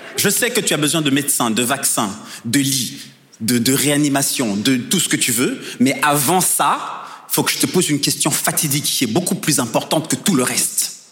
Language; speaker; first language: French; non-native, local second language; Kinyarwanda